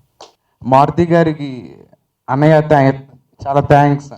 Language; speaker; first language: Telugu; native; Telugu